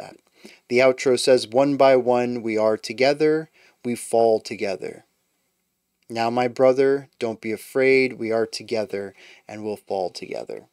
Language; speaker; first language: English; native; English